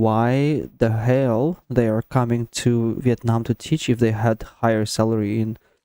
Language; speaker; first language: English; non-native, fluent; Russian